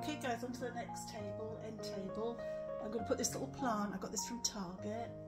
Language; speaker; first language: English; native; English